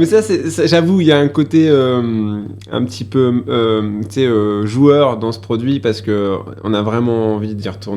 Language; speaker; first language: French; native; French